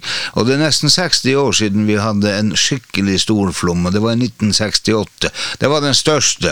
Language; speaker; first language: Norwegian; native; Norwegian